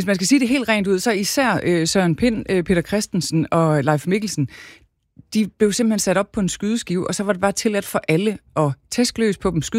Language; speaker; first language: Danish; native; Danish